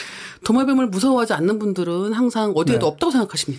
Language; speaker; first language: Korean; native; Korean